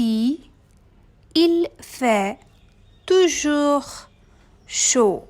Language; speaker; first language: French; non-native, fluent; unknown